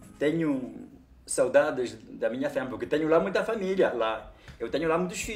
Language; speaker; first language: Portuguese; non-native, local second language; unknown